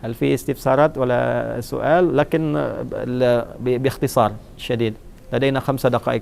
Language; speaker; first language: Arabic; non-native, fluent; Indonesian